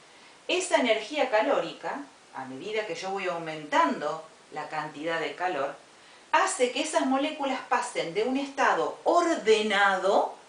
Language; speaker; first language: Spanish; native; Spanish